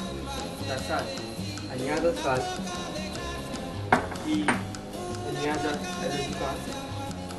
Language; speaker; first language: Spanish; non-native, learner; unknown